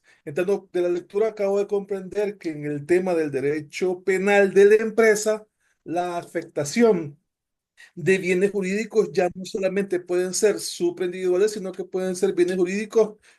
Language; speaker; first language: Spanish; native; Spanish